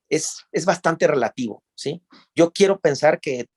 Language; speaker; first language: Spanish; native; Spanish